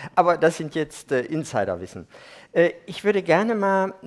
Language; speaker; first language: German; native; German